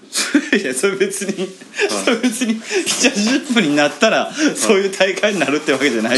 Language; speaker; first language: Japanese; native; Japanese